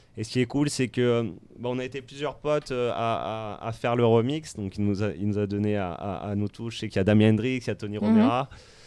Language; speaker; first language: French; native; French